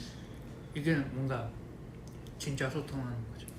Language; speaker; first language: Korean; non-native, fluent; Japanese